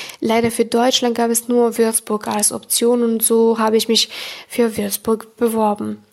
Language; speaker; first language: German; non-native, fluent; Serbian